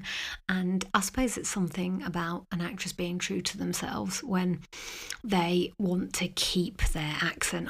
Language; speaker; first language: English; native; English